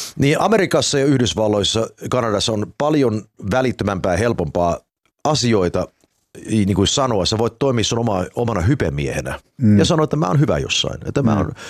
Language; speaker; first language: Finnish; early bilingual, heritage; Finnish